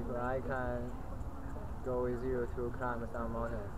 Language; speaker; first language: English; non-native, learner; Chinese